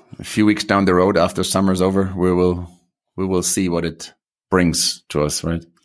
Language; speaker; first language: English; non-native, fluent; German